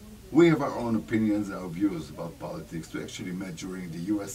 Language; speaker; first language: English; non-native, fluent; Hebrew